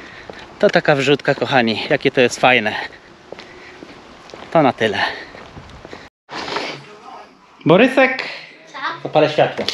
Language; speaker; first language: Polish; native; Polish